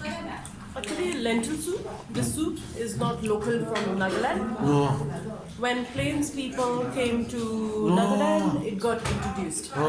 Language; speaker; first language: English; non-native, local second language; Hindi